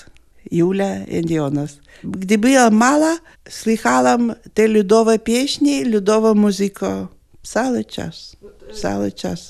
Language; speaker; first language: Polish; non-native, fluent; Lithuanian